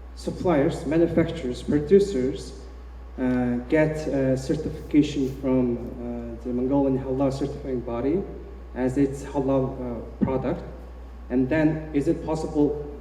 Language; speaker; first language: English; non-native, fluent; Mongolian